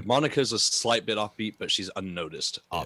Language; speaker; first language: English; native; English